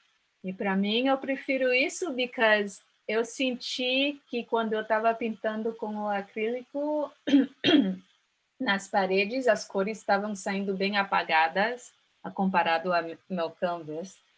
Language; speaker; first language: Portuguese; early bilingual, heritage; Portuguese